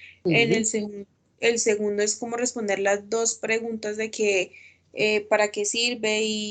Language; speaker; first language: Spanish; native; Spanish